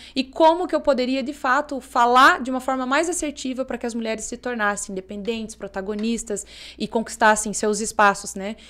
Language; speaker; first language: Portuguese; native; Portuguese